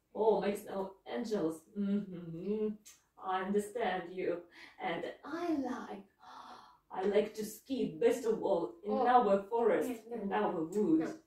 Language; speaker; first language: English; non-native, fluent; Russian